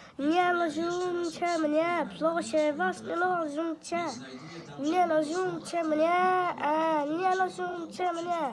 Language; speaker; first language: Polish; non-native, learner; English